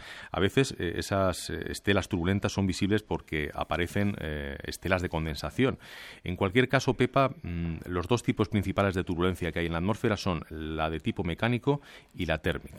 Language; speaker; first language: Spanish; native; Spanish